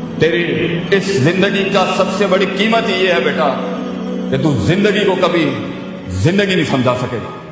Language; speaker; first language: Urdu; non-native, local second language; Punjabi